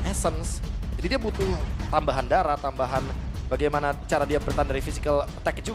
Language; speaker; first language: Indonesian; native; Indonesian